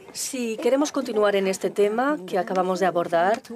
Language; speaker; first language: Spanish; non-native, fluent; Turkish